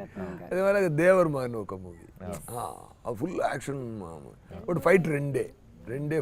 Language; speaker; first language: Telugu; non-native, learner; Tamil